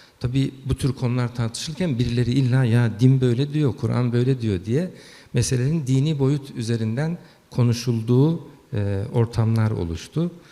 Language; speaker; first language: Turkish; early bilingual, heritage; Turkish